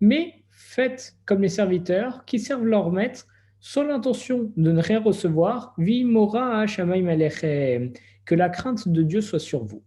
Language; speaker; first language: French; native; French